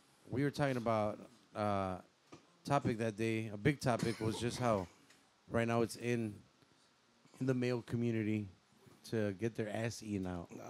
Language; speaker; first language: English; early bilingual, other home language; Spanish